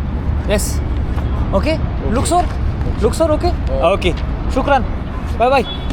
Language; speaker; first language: English; non-native, learner; French